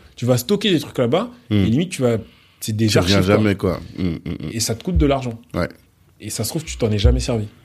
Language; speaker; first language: French; native; French